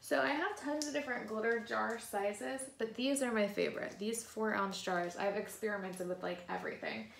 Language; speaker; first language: English; native; English